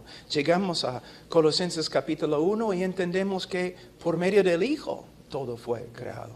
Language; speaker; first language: Spanish; non-native, fluent; English